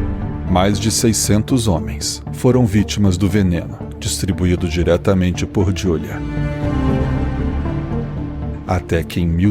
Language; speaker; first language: Portuguese; native; Portuguese